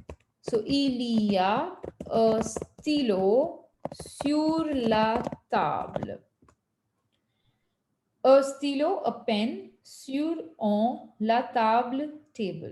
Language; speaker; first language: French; non-native, fluent; Hindi